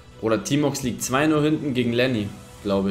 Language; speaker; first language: German; native; German